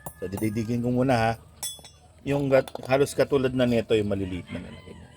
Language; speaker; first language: Filipino; native; Filipino